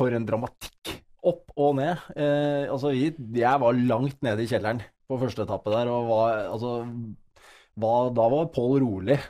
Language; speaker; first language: Norwegian; native; Norwegian